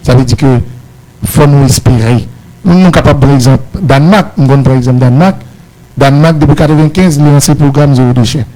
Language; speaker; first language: Haitian Creole; native; Haitian Creole